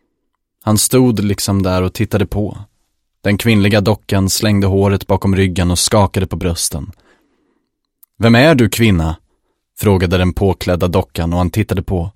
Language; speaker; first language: Swedish; native; Swedish